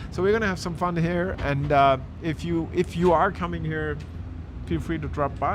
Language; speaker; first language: English; non-native, fluent; German